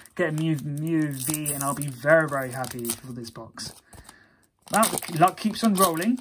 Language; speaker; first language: English; native; English